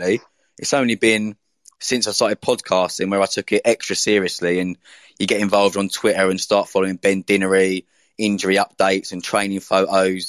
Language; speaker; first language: English; native; English